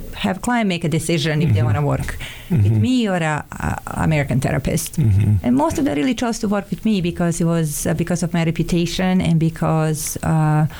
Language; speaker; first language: English; non-native, fluent; Serbian